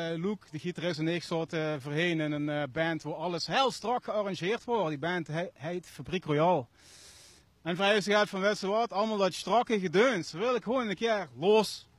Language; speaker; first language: Dutch; native; Dutch